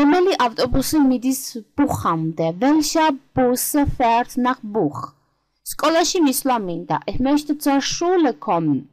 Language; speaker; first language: German; non-native, learner; Georgian